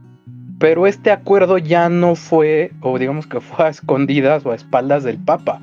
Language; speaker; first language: Spanish; native; Spanish